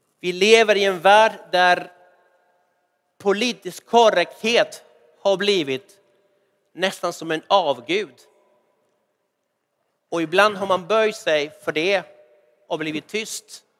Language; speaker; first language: Swedish; non-native, fluent; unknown